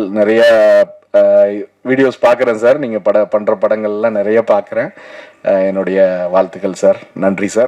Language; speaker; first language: Tamil; native; Tamil